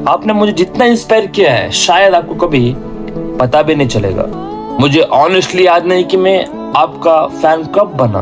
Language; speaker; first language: Hindi; non-native, local second language; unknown